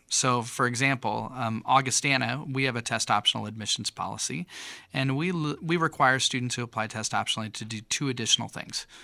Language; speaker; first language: English; native; English